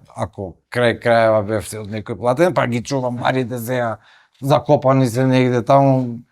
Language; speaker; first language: Macedonian; native; Macedonian